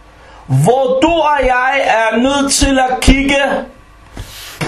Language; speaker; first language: Danish; early bilingual, other home language; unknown